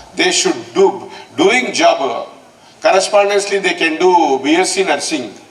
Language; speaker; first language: English; non-native, local second language; Telugu